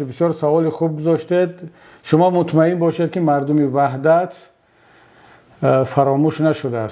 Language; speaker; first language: Persian; native; Persian